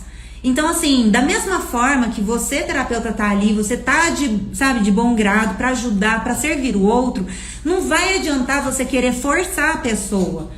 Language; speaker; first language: Portuguese; native; Portuguese